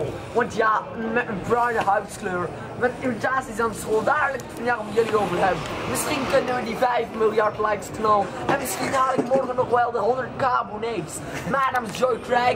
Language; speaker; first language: Dutch; native; Dutch